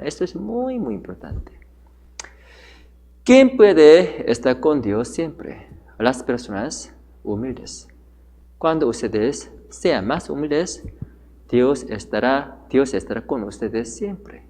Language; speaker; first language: Spanish; non-native, fluent; Korean